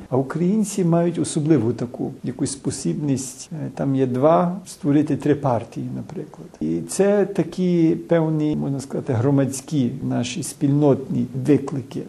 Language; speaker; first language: Ukrainian; early bilingual, heritage; Ukrainian